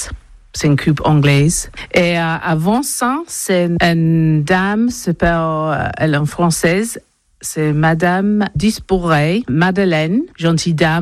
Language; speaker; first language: French; non-native, learner; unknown